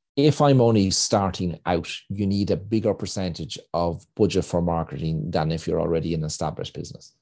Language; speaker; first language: English; native; English